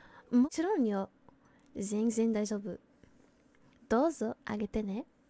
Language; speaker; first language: Japanese; non-native, learner; English